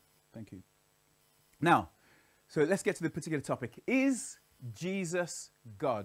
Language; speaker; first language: English; native; English